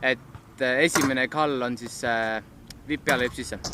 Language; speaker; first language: Estonian; native; Estonian